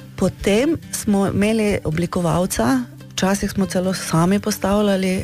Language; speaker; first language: Slovenian; native; Slovenian